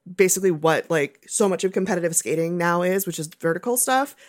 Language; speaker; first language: English; native; English